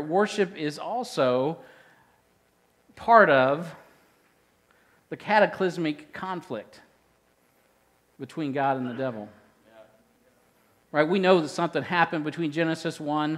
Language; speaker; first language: English; native; English